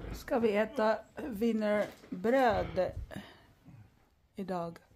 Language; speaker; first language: Swedish; non-native, learner; Filipino